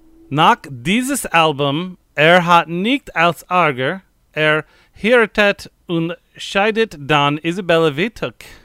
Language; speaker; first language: German; non-native, learner; English